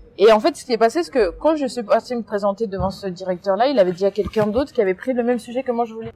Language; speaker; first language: French; early bilingual, other home language; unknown